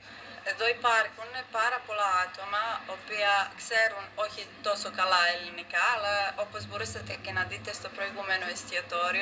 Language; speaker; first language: Greek; non-native, fluent; Serbian